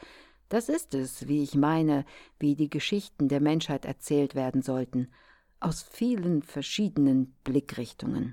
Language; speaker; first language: German; native; German